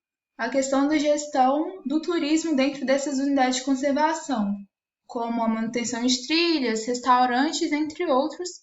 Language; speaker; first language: Portuguese; native; Portuguese